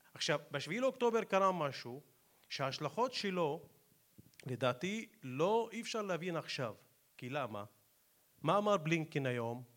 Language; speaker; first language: Hebrew; non-native, local second language; Arabic